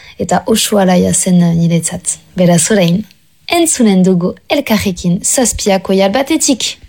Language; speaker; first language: Basque; non-native, local second language; French